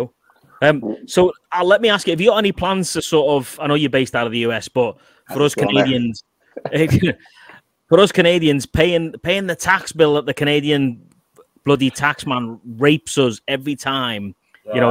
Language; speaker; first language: English; native; English